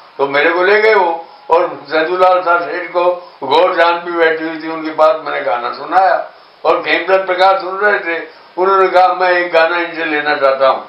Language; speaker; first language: Hindi; native; Hindi